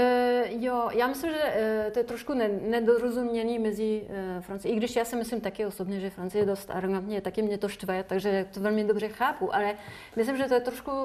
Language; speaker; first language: Czech; non-native, fluent; French